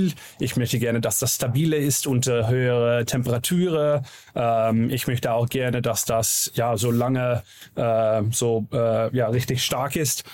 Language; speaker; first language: German; non-native, learner; Dutch